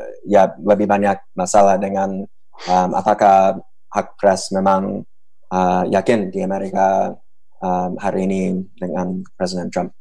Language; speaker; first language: Indonesian; non-native, fluent; English